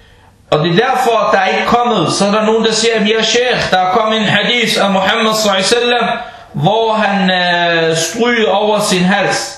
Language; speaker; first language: Danish; early bilingual, other home language; Arabic